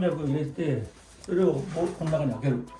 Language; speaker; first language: Japanese; native; Japanese